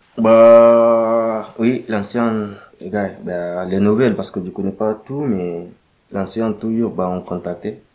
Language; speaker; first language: French; non-native, learner; Arabic